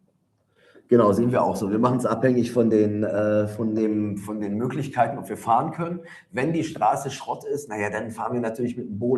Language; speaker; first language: German; native; German